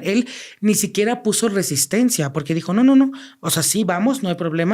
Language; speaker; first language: Spanish; native; Spanish